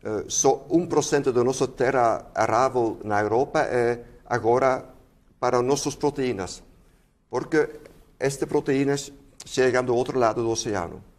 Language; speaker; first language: Portuguese; non-native, fluent; Dutch